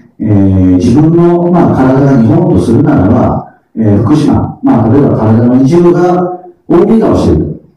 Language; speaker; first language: Japanese; native; Japanese